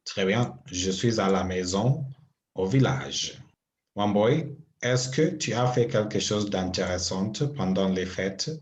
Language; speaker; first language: French; non-native, fluent; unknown